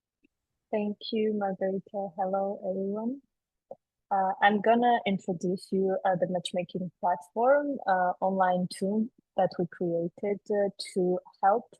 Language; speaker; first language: English; non-native, fluent; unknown